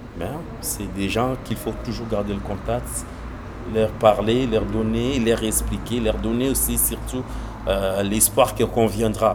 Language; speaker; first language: French; non-native, local second language; Lingala